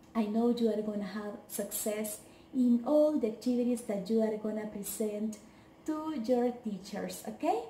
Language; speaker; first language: English; non-native, fluent; Spanish